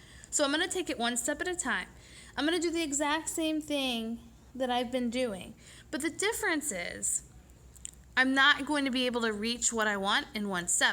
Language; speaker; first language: English; native; English